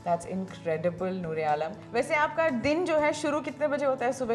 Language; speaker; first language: Hindi; native; Hindi